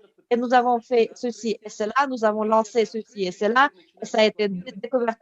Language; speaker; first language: French; native; French